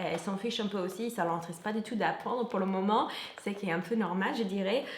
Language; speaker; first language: French; non-native, fluent; English